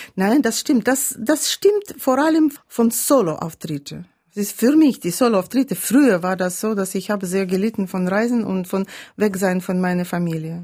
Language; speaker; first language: German; non-native, fluent; Russian